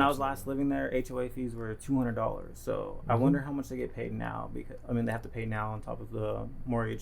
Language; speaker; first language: English; native; English